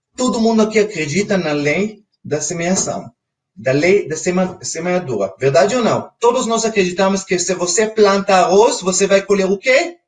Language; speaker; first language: Portuguese; non-native, fluent; Hebrew